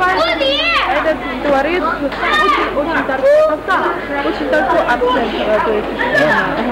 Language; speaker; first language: Russian; non-native, learner; Chinese